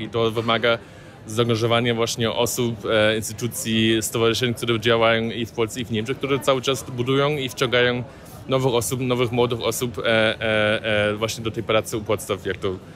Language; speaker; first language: Polish; non-native, fluent; German